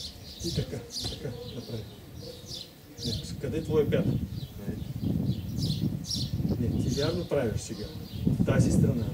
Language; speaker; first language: Bulgarian; non-native, learner; Russian